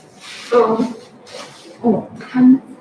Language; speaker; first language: English; non-native, fluent; Chinese